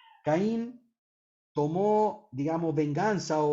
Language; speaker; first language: Spanish; native; Spanish